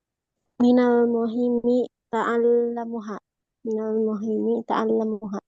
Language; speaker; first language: Arabic; non-native, learner; Indonesian